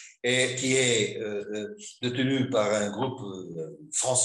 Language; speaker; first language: French; non-native, fluent; Portuguese